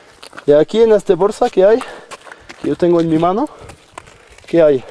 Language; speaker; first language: Spanish; non-native, learner; French